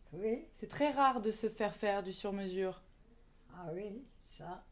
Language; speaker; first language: French; native; French